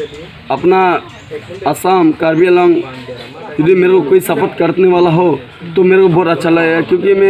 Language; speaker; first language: Hindi; non-native, local second language; Karbi